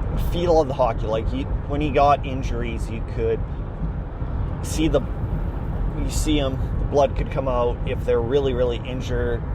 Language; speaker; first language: English; native; English